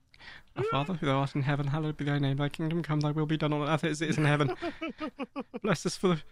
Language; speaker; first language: English; native; English